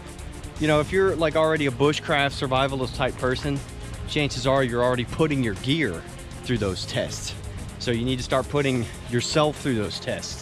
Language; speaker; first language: English; native; English